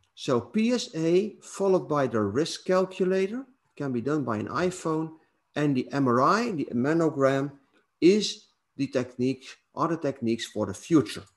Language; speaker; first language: English; non-native, fluent; Dutch